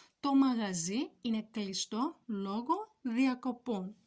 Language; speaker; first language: Greek; non-native, fluent; Turkish